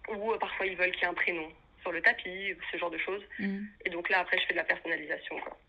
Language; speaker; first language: French; native; French